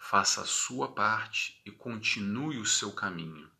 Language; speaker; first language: Portuguese; native; Portuguese